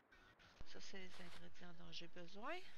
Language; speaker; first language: French; native; French